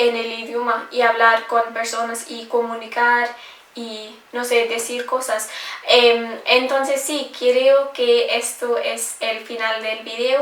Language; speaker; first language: Spanish; non-native, learner; English